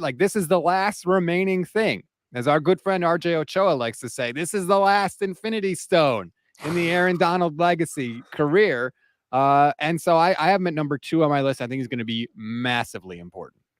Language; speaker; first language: English; native; English